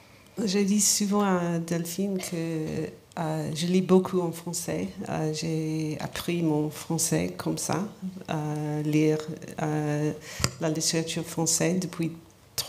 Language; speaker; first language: French; non-native, learner; English